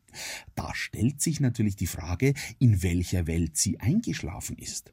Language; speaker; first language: German; native; German